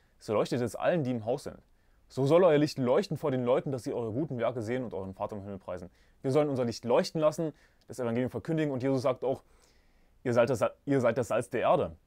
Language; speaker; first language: German; native; German